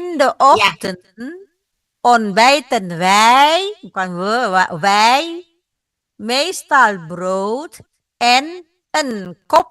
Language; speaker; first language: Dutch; non-native, fluent; Indonesian